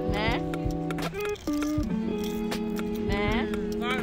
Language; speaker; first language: Greek; native; Greek